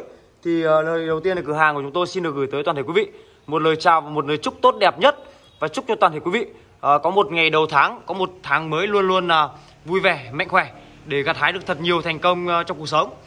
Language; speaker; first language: Vietnamese; native; Vietnamese